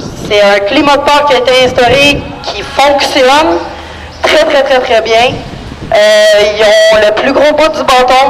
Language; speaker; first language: French; native; French